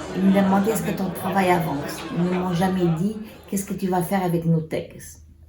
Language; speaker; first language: French; early bilingual, other home language; Portuguese